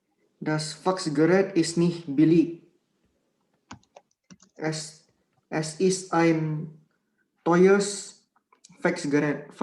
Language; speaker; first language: German; non-native, learner; Indonesian